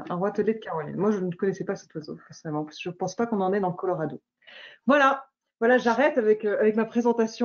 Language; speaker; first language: French; native; French